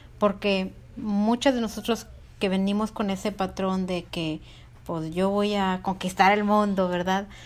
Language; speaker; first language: Spanish; early bilingual, heritage; Spanish